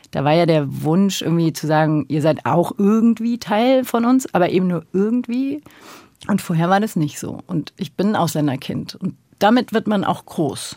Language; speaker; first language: German; early bilingual, other home language; Turkish